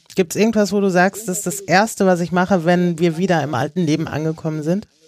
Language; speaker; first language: German; native; German